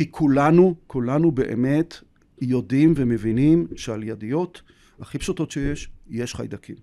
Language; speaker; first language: Hebrew; native; Hebrew